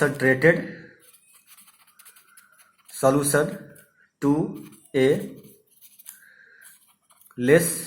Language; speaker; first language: English; non-native, local second language; Hindi